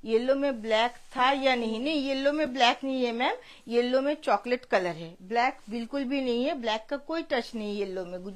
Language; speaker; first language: Hindi; non-native, local second language; Bangla